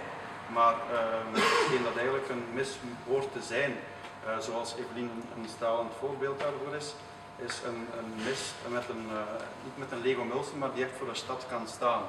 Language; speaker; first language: Dutch; native; Dutch